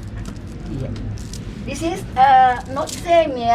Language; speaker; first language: English; non-native, learner; Indonesian